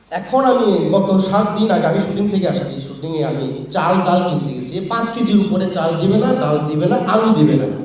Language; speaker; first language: Bangla; non-native, local second language; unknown